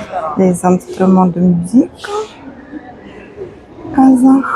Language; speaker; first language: French; non-native, fluent; Russian